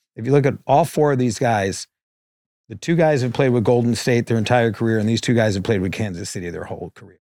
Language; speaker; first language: English; native; English